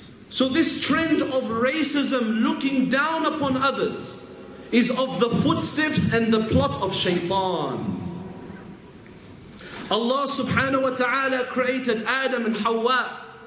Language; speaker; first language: English; native; English